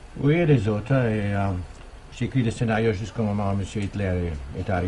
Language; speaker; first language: French; non-native, fluent; German